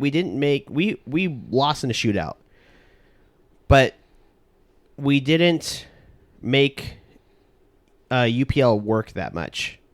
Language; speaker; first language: English; native; English